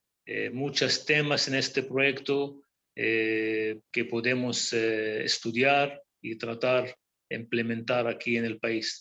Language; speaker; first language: Spanish; non-native, fluent; Hebrew